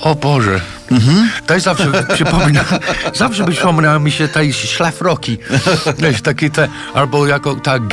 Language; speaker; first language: Polish; non-native, learner; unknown